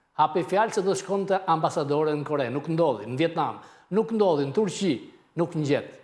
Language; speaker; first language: Albanian; native; Albanian